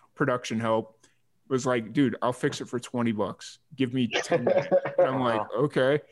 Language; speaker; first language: English; native; English